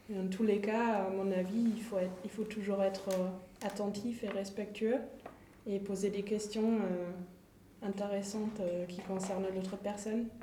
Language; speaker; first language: French; native; French